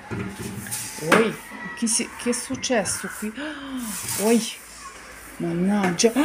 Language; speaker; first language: Italian; non-native, learner; Ukrainian